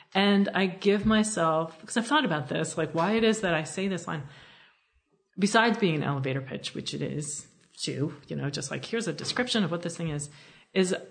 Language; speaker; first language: English; native; English